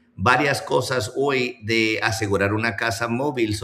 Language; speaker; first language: Spanish; early bilingual, heritage; Spanish